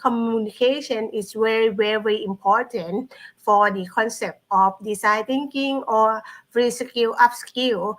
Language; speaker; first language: English; non-native, learner; Thai